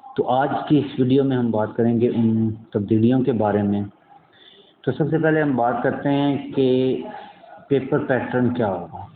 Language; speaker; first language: Urdu; non-native, local second language; Punjabi